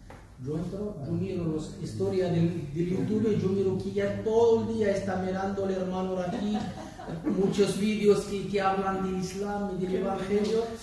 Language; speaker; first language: Spanish; non-native, learner; Arabic